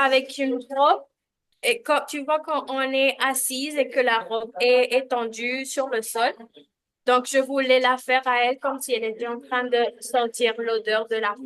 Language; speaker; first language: French; non-native, learner; Spanish